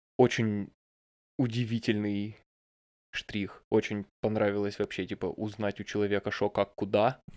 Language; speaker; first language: Russian; native; Russian